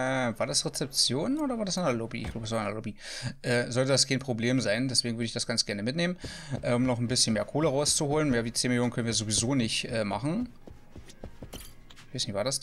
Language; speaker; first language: German; native; German